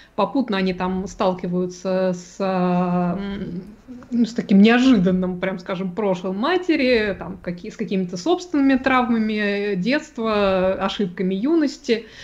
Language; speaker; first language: Russian; native; Russian